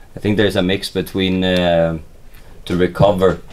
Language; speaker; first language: English; non-native, fluent; Swedish